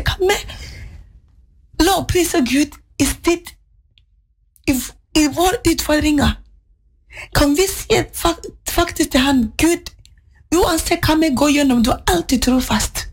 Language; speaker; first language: Norwegian; non-native, fluent; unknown